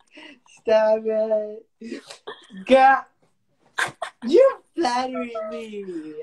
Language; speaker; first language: English; native; English